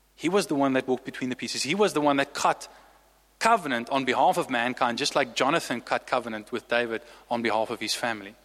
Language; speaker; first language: English; non-native, local second language; Afrikaans